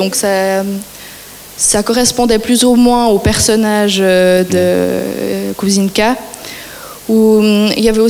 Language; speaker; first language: French; native; French